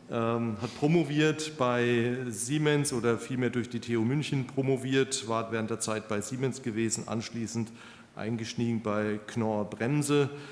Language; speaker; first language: German; native; German